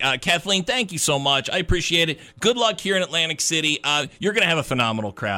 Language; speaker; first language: English; native; English